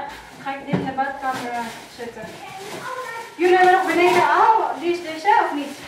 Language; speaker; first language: Dutch; non-native, learner; Waray